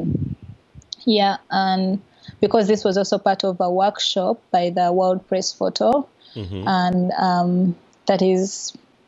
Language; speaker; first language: English; non-native, local second language; Ganda